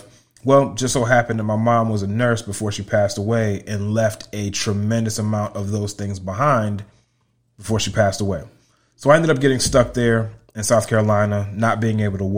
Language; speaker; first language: English; native; English